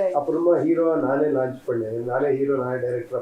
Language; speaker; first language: Tamil; non-native, learner; Kannada